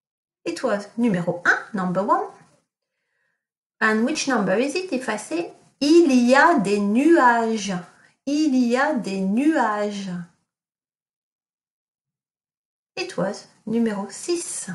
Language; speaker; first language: French; non-native, fluent; English